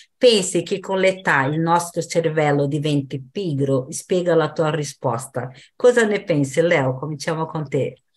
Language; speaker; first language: Italian; non-native, fluent; Portuguese